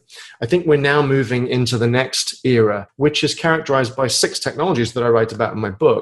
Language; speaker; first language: English; native; English